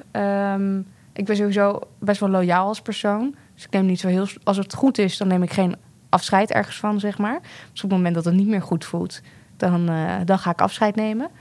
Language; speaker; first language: Dutch; native; Dutch